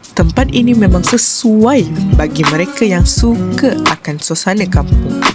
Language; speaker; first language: Malay; native; Malay